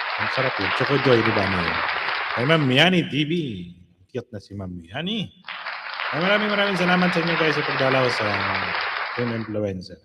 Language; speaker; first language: Filipino; non-native, local second language; Hiligaynon